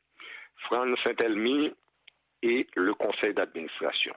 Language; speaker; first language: French; non-native, local second language; Haitian Creole